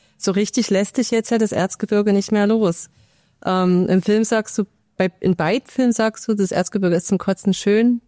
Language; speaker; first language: German; native; German